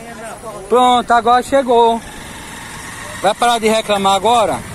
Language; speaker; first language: Portuguese; native; Portuguese